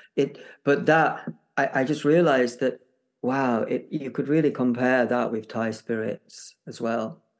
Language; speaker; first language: English; native; English